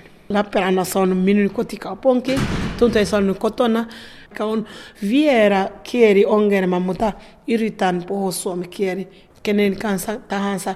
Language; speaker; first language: Finnish; non-native, learner; Kinyarwanda